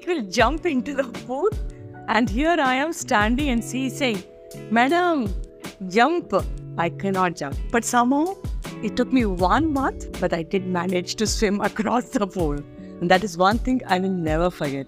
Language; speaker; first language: English; non-native, local second language; Kannada